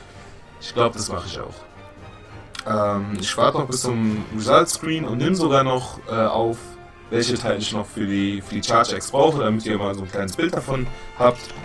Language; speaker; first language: German; native; German